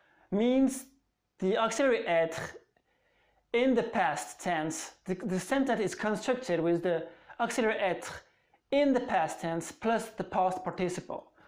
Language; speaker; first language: English; non-native, fluent; French